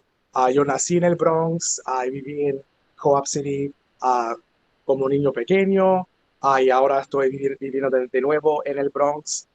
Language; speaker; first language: Spanish; non-native, fluent; English